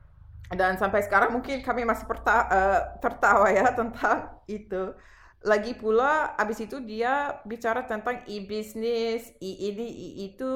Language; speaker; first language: Indonesian; non-native, fluent; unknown